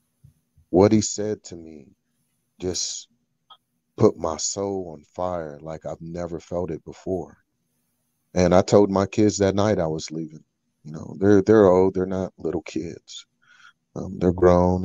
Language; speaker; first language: English; early bilingual, other home language; Filipino